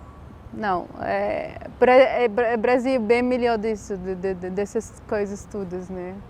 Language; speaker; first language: Portuguese; non-native, fluent; Arabic